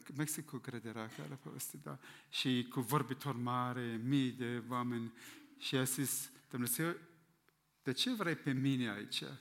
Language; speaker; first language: Romanian; non-native, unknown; German